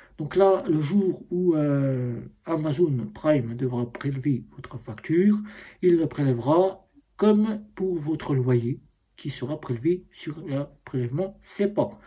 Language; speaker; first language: French; native; French